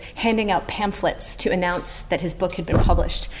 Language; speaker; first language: English; native; English